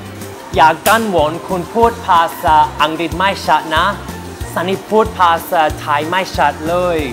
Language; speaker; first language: Thai; non-native, learner; English